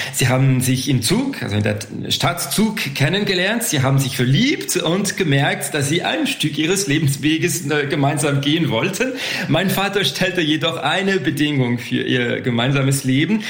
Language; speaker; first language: German; non-native, local second language; French